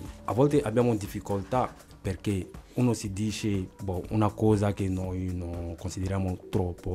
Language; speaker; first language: Italian; non-native, fluent; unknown